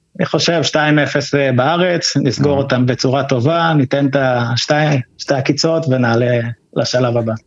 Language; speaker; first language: Hebrew; native; Hebrew